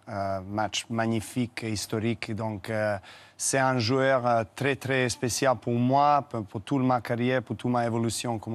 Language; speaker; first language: French; non-native, learner; Serbian